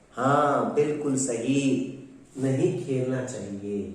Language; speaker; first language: Hindi; non-native, local second language; Kannada